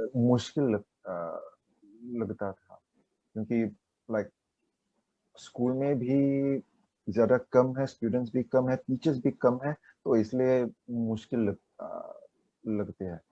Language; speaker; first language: Hindi; non-native, learner; Chinese